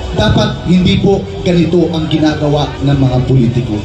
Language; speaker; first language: Filipino; native; Filipino